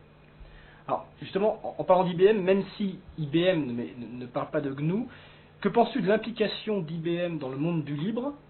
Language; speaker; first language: French; native; French